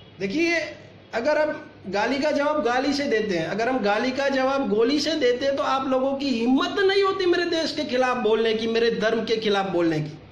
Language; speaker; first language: Hindi; non-native, local second language; Gujarati